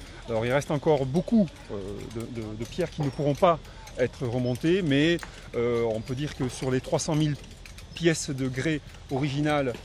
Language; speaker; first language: French; native; French